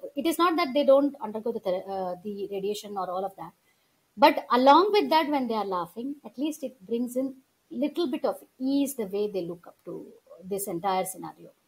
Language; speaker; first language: English; non-native, local second language; Gujarati